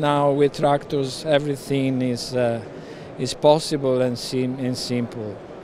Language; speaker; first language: English; non-native, fluent; Italian